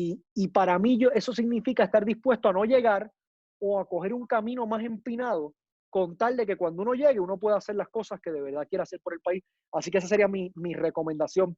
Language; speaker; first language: Spanish; native; Spanish